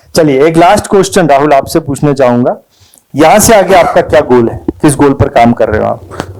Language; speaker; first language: Hindi; non-native, local second language; Marathi